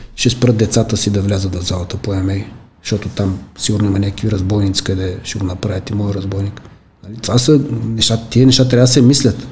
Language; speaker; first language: Bulgarian; native; Bulgarian